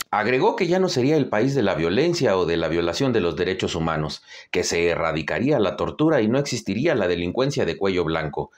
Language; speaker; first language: Spanish; native; Spanish